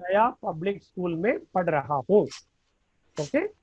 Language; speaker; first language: Hindi; non-native, learner; Tamil